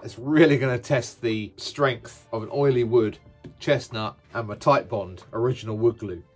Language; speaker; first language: English; native; English